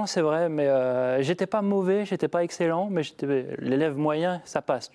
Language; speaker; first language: French; native; French